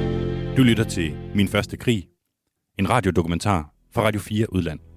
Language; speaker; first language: Danish; native; Danish